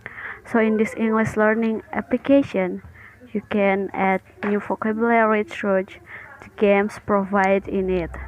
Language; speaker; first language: English; non-native, learner; Indonesian